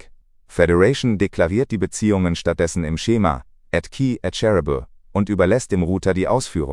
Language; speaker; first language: German; native; German